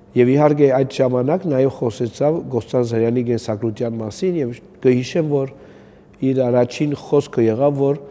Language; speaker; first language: Armenian; early bilingual, heritage; Armenian